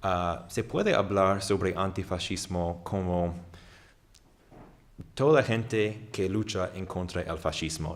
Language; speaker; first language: Spanish; non-native, fluent; English